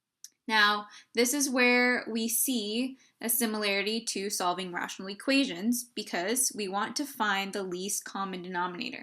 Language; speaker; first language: English; native; English